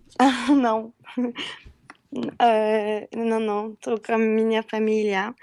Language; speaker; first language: Portuguese; non-native, learner; French